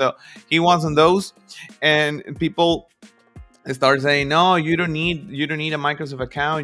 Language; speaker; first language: English; non-native, fluent; Spanish